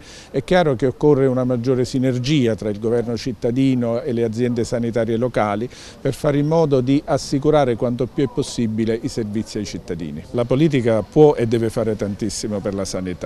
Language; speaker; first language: Italian; native; Italian